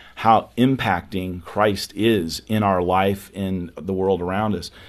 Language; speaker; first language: English; native; English